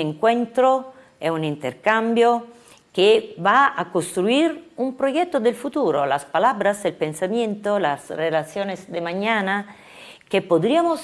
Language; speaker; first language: Spanish; non-native, fluent; Italian